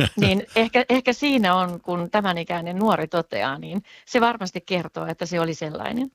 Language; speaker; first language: Finnish; native; Finnish